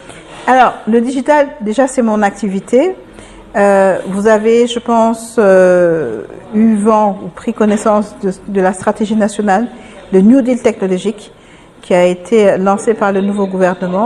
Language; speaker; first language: French; non-native, local second language; Wolof